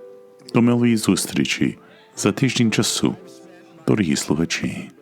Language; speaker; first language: Ukrainian; early bilingual, heritage; Ukrainian